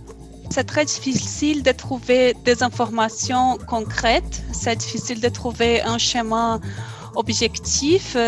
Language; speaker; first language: French; non-native, fluent; Portuguese